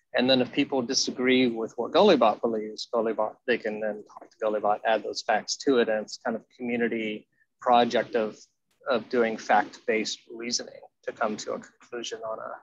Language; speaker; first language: English; native; English